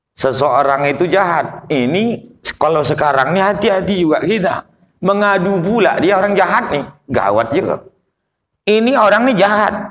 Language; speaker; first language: Malay; native; Malay